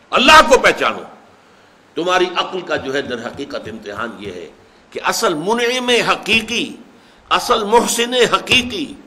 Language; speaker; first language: Urdu; native; Urdu